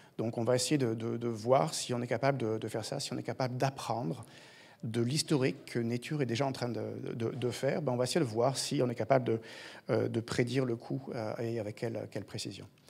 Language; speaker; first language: French; native; French